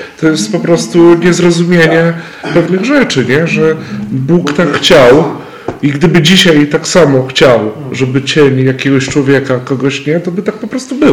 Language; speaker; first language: Polish; native; Polish